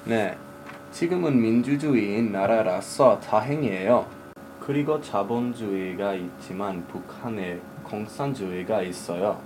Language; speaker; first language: Korean; non-native, learner; English